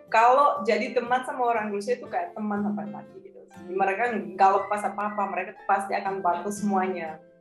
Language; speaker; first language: Indonesian; non-native, fluent; Russian